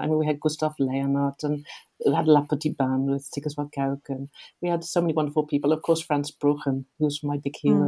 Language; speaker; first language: English; native; English